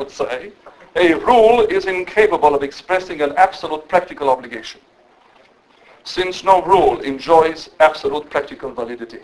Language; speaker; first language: English; non-native, fluent; Romanian